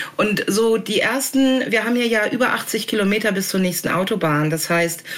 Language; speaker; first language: German; native; German